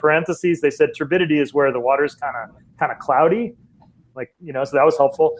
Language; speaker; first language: English; native; English